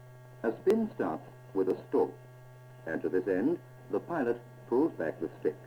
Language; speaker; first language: English; native; English